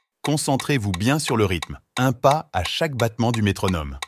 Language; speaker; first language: French; native; French